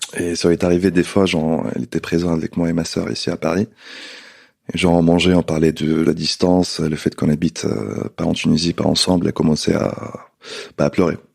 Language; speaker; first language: French; non-native, local second language; Arabic